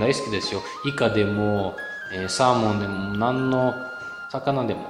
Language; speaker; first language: Japanese; non-native, fluent; Bulgarian